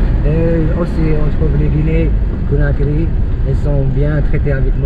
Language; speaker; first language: French; non-native, learner; Arabic